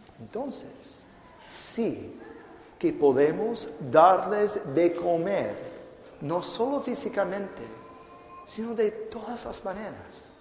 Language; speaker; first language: Spanish; non-native, fluent; English